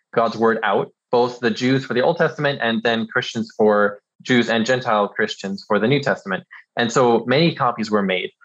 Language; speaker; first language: English; early bilingual, other home language; German